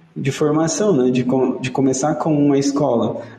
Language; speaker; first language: Portuguese; native; Portuguese